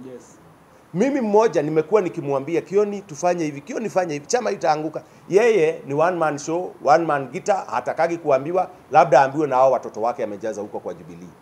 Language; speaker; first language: Swahili; non-native, local second language; Kikuyu